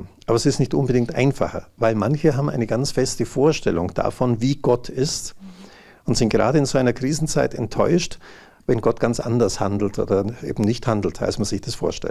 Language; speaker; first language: German; native; German